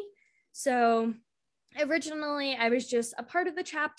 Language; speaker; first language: English; native; English